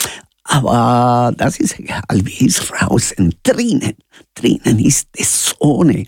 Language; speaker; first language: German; non-native, learner; Spanish